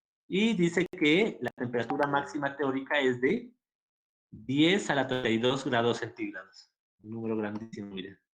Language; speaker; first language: Spanish; native; Spanish